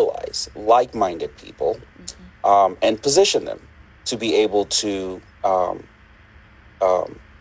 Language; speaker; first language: English; non-native, local second language; Yoruba